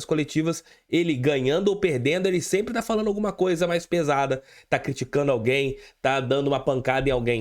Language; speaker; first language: Portuguese; native; Portuguese